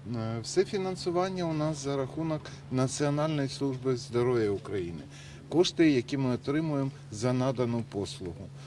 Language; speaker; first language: Ukrainian; native; Ukrainian